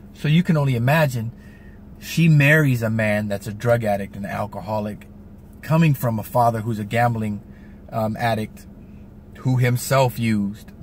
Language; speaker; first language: English; native; English